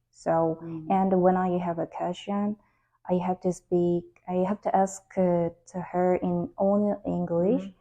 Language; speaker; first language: English; non-native, learner; Korean